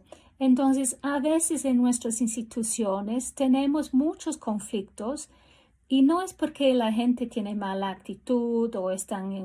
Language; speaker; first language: Spanish; non-native, fluent; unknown